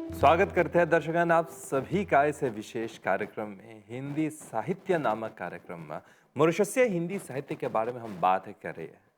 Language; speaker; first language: Hindi; non-native, local second language; Morisyen